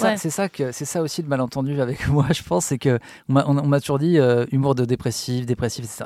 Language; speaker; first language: French; native; French